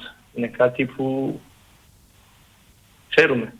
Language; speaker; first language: Greek; non-native, learner; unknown